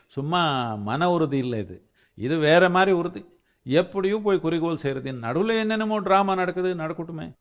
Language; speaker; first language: Tamil; non-native, local second language; Telugu